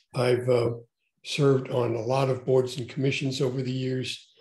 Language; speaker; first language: English; native; English